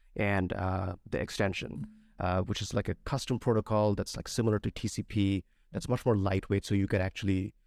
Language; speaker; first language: English; non-native, local second language; Bangla